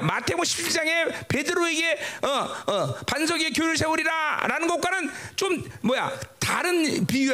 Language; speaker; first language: Korean; native; Korean